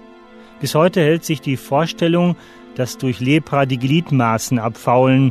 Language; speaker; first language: German; native; German